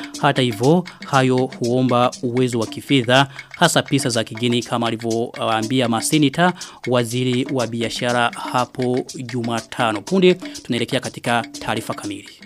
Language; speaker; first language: Swahili; non-native, local second language; Rundi